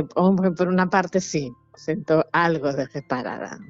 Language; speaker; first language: Spanish; non-native, local second language; Galician